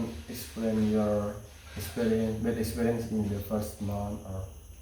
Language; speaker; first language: English; non-native, learner; Indonesian